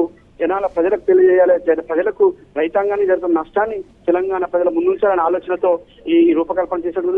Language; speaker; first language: Telugu; native; Telugu